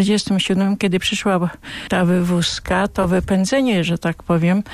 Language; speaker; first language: Polish; non-native, local second language; Ukrainian